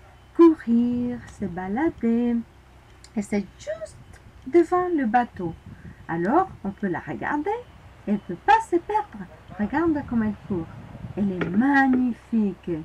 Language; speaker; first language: French; non-native, fluent; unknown